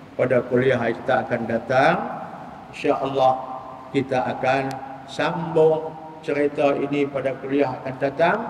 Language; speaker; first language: Malay; native; Malay